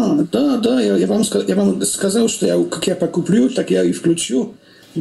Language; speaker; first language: Russian; non-native, learner; Polish